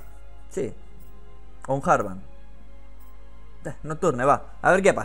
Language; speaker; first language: Spanish; native; Spanish